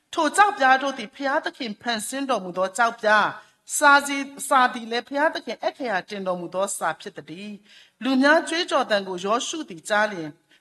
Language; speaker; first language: Burmese; non-native, local second language; S'gaw Karen